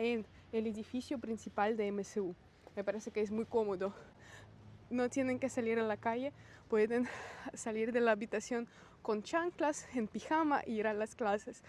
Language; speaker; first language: Spanish; non-native, fluent; Russian